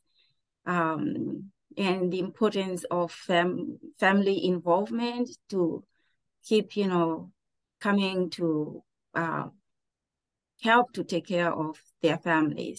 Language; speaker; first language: English; non-native, local second language; Shona